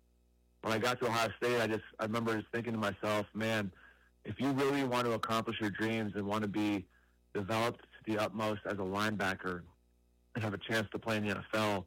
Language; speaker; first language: English; native; English